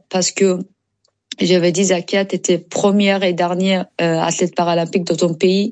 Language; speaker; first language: French; non-native, learner; Persian